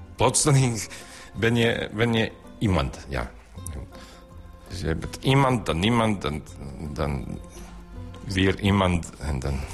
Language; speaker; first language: Dutch; non-native, learner; Bosnian